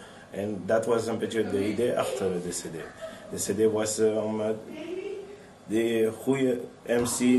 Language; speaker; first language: Dutch; non-native, fluent; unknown